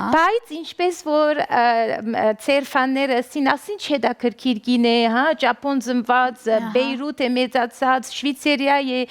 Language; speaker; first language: Armenian; early bilingual, heritage; Armenian